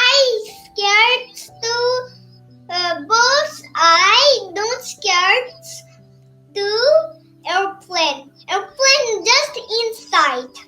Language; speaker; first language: English; non-native, learner; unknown